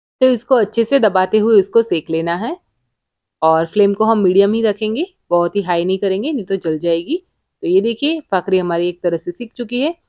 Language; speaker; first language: Hindi; non-native, local second language; Gujarati